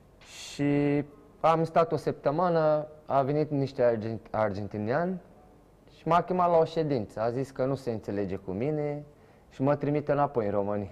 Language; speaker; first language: Romanian; non-native, fluent; Portuguese